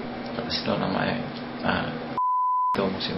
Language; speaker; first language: Japanese; non-native, learner; Indonesian